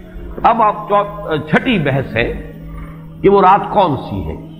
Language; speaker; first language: Urdu; native; Urdu